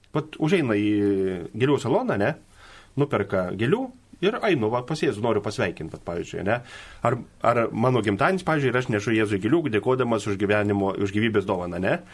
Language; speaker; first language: Lithuanian; native; Lithuanian